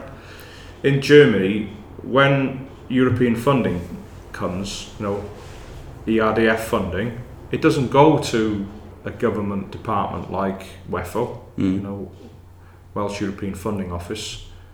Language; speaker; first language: English; native; English